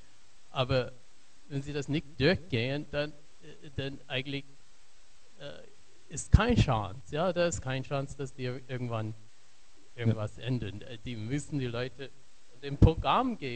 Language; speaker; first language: German; non-native, learner; English